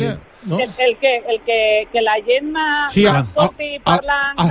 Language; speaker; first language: Catalan; non-native, local second language; Spanish